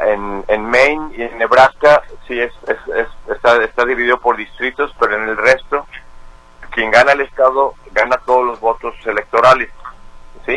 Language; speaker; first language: Spanish; native; Spanish